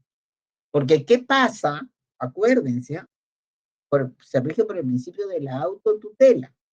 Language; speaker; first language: Spanish; native; Spanish